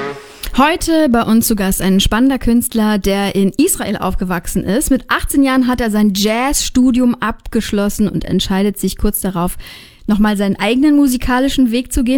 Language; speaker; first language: German; native; German